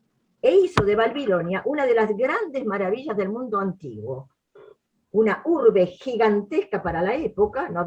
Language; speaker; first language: Spanish; native; Spanish